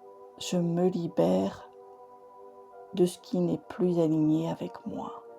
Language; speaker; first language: French; native; French